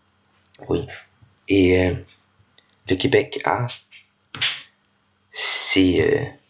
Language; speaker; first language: French; non-native, learner; Danish